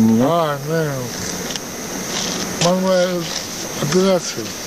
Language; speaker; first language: Latvian; non-native, local second language; Russian